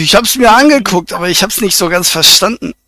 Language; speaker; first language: German; native; German